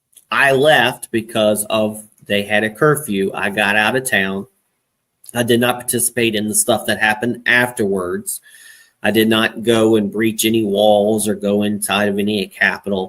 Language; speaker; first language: English; native; English